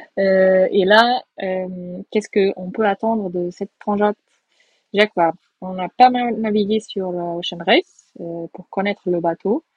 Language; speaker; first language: French; non-native, fluent; Portuguese